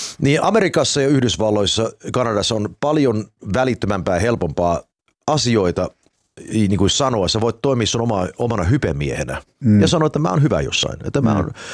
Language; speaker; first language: Finnish; early bilingual, heritage; Finnish